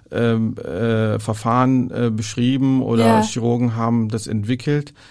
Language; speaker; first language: German; non-native, fluent; Arabic